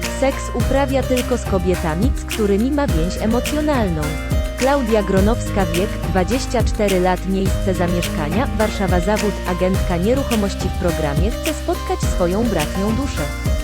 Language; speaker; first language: Polish; native; Polish